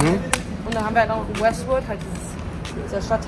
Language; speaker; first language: German; native; German